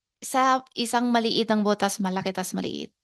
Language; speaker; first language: Filipino; non-native, learner; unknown